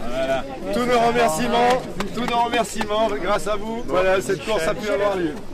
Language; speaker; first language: French; native; French